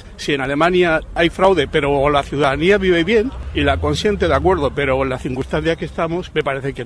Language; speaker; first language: Spanish; native; Spanish